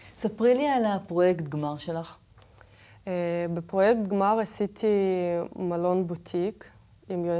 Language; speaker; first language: Hebrew; non-native, fluent; Kazakh